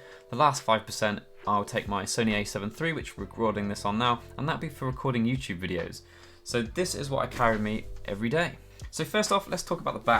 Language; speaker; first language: English; native; English